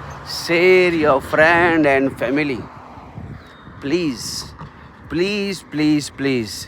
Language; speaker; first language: English; non-native, learner; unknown